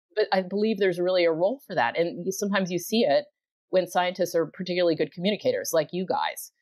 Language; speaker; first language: English; native; English